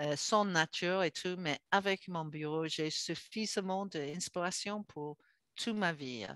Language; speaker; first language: French; non-native, learner; English